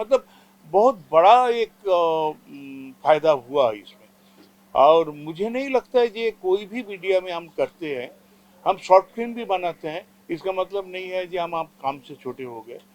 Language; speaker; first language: Hindi; non-native, local second language; Bangla